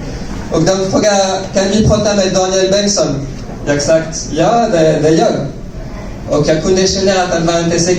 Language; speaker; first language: Swedish; non-native, learner; French